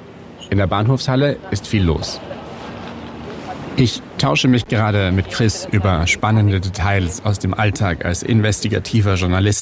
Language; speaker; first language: German; native; German